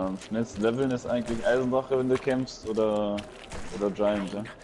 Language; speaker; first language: German; native; German